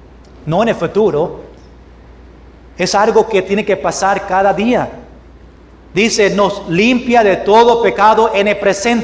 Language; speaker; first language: Spanish; non-native, fluent; English